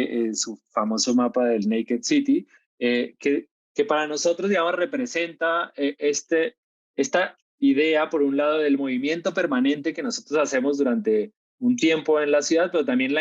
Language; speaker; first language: Spanish; native; Spanish